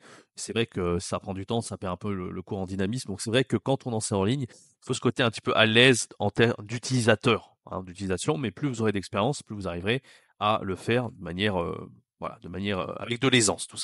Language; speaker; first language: French; native; French